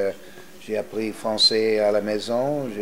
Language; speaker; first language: French; non-native, fluent; English